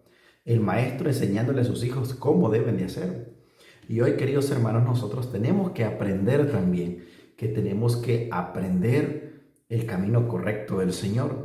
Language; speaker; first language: Spanish; native; Spanish